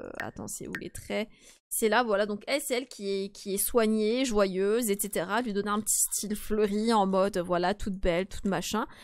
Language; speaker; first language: French; native; French